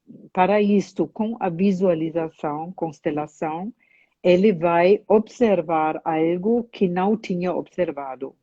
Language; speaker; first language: Portuguese; non-native, fluent; German